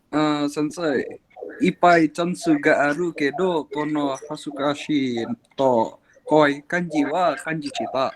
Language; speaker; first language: Japanese; non-native, learner; Indonesian